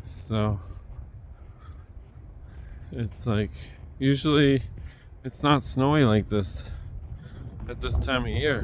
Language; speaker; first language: English; native; English